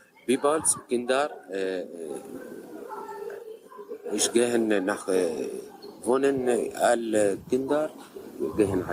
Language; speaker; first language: German; non-native, learner; Arabic